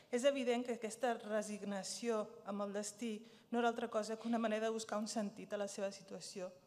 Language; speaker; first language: Catalan; early bilingual, other home language; Riffian